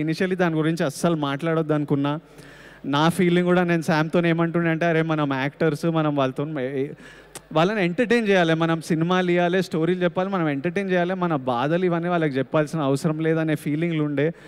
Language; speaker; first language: Telugu; native; Telugu